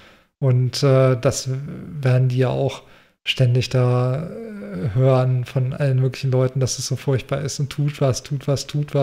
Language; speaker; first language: German; native; German